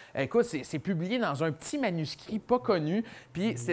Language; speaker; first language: French; native; French